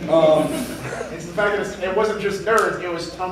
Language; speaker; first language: English; native; English